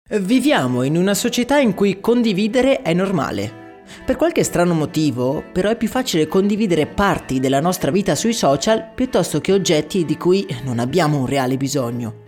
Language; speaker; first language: Italian; native; Italian